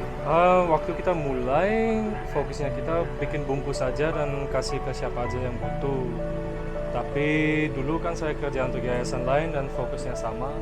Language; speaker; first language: Indonesian; early bilingual, other home language; Dutch